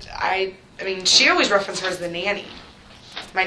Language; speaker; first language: English; native; English